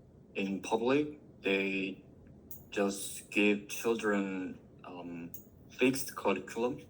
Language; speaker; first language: English; non-native, learner; Korean